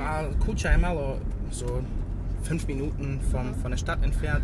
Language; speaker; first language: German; early bilingual, other home language; Bosnian